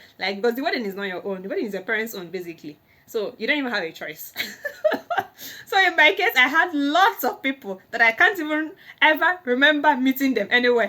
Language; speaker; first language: English; non-native, local second language; Igbo